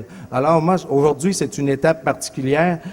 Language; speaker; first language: French; native; French